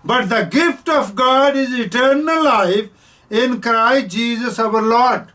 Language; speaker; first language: English; non-native, local second language; Punjabi